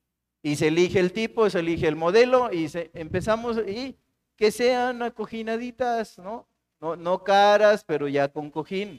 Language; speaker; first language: Spanish; native; Spanish